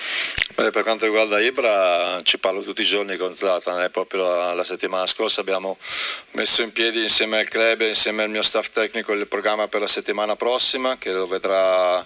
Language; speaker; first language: Italian; native; Italian